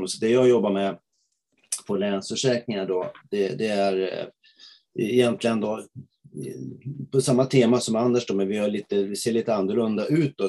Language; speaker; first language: Swedish; native; Swedish